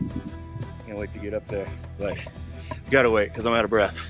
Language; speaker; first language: English; native; English